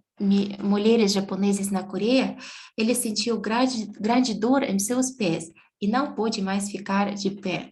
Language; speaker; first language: Portuguese; non-native, fluent; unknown